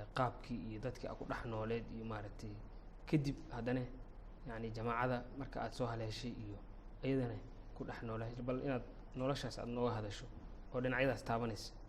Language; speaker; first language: Somali; native; Somali